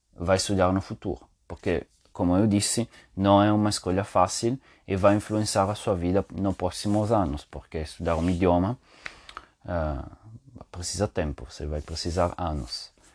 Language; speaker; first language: Portuguese; non-native, learner; Spanish